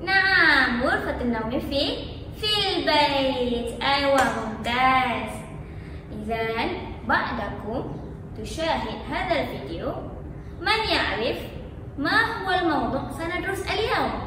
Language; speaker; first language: Arabic; non-native, learner; Malay